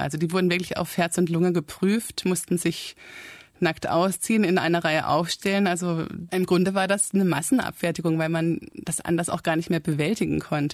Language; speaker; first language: German; native; German